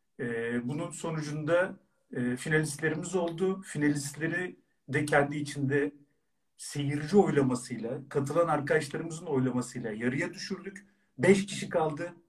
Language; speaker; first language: Turkish; native; Turkish